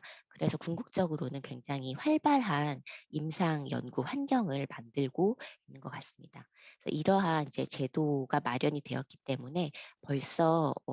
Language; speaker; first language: Korean; native; Korean